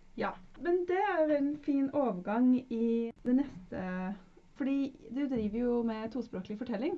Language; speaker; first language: Norwegian; native; Norwegian